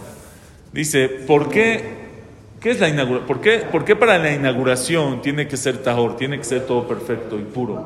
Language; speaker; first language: Spanish; native; Spanish